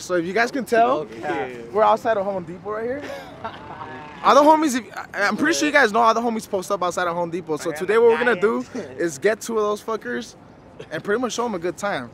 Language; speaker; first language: English; early bilingual, other home language; Spanish